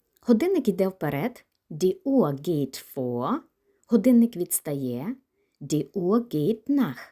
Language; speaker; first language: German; non-native, fluent; Ukrainian